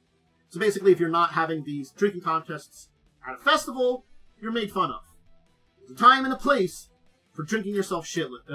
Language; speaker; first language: English; native; English